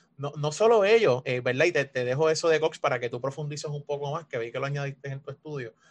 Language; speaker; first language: Spanish; native; Spanish